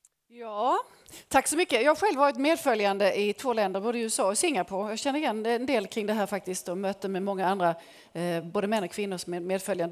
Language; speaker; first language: Swedish; native; Swedish